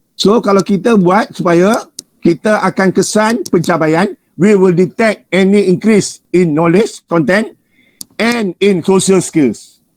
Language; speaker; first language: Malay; native; Malay